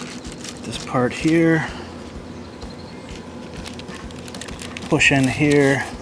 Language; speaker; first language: English; native; English